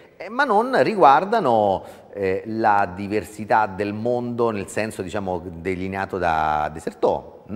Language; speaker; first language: Italian; native; Italian